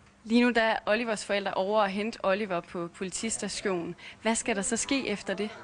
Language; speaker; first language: Danish; native; Danish